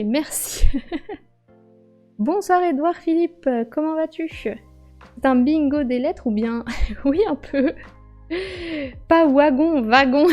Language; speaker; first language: French; native; French